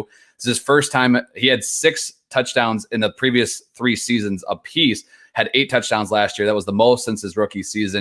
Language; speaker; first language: English; native; English